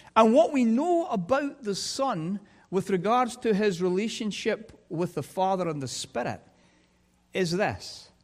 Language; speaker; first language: English; native; English